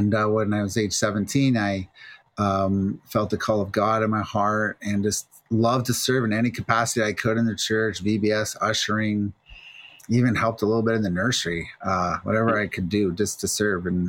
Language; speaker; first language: English; native; English